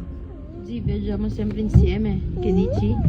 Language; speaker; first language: Italian; non-native, fluent; Filipino